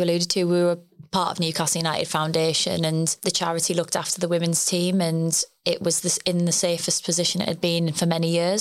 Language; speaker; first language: English; native; English